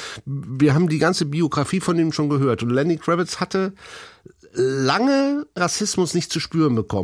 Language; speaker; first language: German; native; German